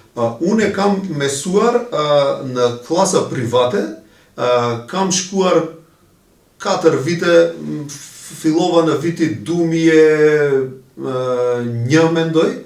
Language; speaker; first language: Albanian; non-native, local second language; Macedonian